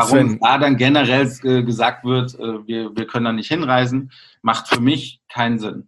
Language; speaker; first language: German; native; German